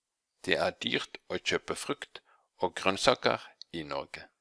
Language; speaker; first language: Norwegian; non-native, fluent; English